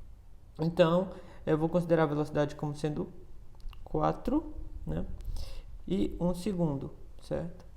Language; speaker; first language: Portuguese; native; Portuguese